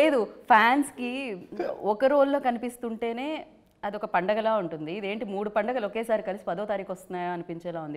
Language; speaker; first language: Telugu; native; Telugu